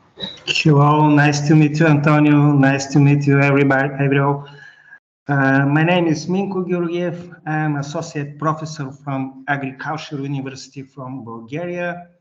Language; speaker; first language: English; non-native, learner; Bulgarian